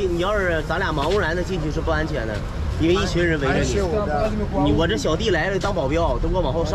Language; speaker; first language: Chinese; native; Chinese